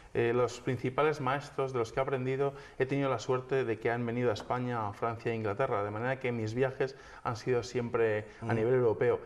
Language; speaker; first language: Spanish; native; Spanish